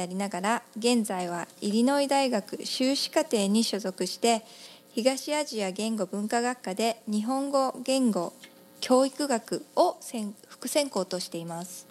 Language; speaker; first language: Japanese; native; Japanese